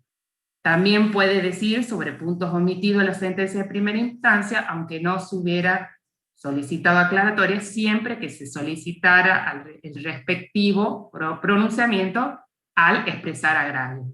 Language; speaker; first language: Spanish; native; Spanish